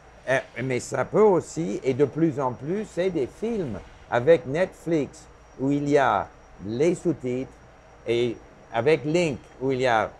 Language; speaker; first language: French; non-native, local second language; English